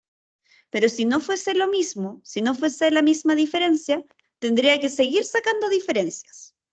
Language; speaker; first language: Spanish; native; Spanish